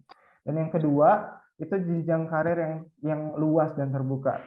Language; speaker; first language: Indonesian; native; Indonesian